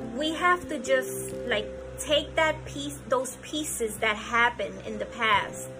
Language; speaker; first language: English; early bilingual, other home language; Spanish